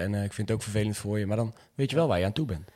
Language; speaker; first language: Dutch; native; Dutch